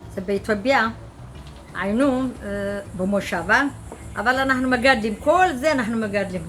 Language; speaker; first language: Hebrew; non-native, learner; Amharic